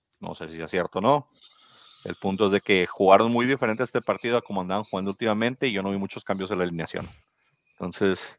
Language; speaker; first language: Spanish; native; Spanish